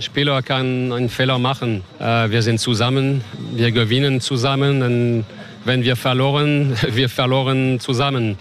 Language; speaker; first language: German; non-native, learner; French